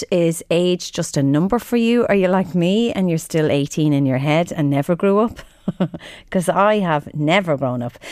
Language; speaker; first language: English; native; English